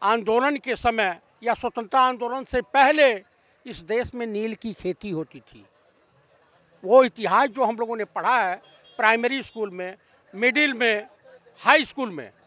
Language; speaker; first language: Hindi; native; Hindi